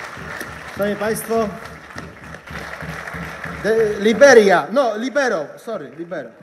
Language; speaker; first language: Polish; native; Polish